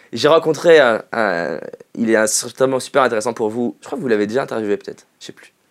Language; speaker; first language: French; native; French